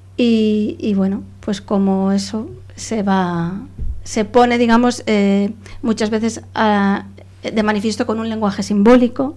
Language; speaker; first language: Spanish; non-native, local second language; Catalan